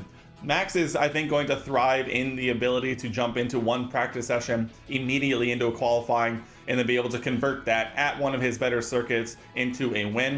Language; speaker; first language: English; native; English